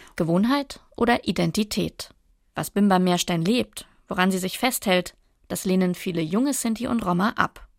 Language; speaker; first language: German; native; German